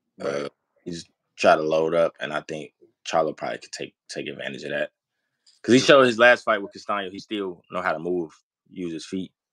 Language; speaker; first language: English; native; English